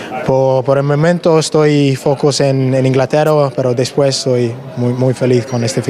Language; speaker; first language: Spanish; non-native, learner; English